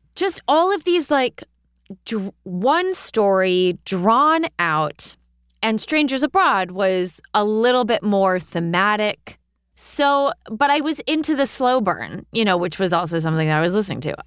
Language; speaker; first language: English; native; English